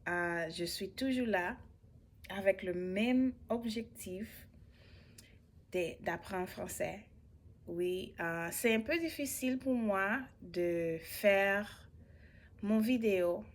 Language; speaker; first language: French; non-native, learner; English